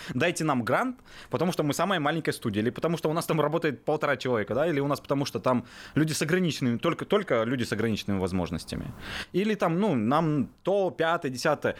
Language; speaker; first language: Russian; native; Russian